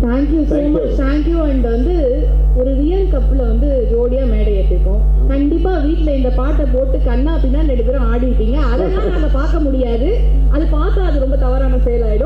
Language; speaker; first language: Tamil; native; Tamil